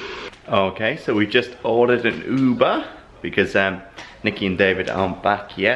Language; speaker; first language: English; native; English